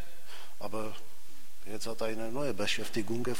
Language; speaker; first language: German; non-native, fluent; Czech